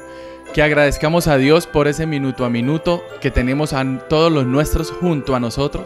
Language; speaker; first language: Spanish; native; Spanish